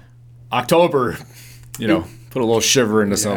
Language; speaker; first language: English; native; English